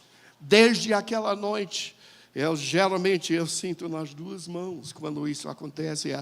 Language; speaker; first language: Portuguese; non-native, fluent; English